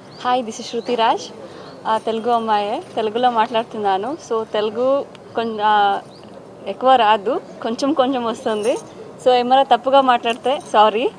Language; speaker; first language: Telugu; early bilingual, heritage; Telugu